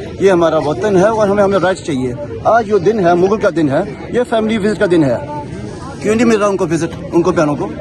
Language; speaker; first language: Urdu; early bilingual, heritage; Urdu